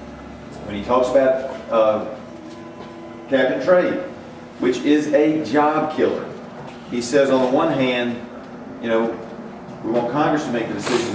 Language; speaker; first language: English; native; English